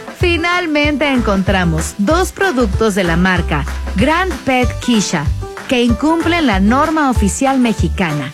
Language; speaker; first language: Spanish; native; Spanish